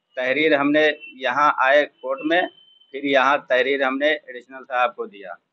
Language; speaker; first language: Hindi; native; Hindi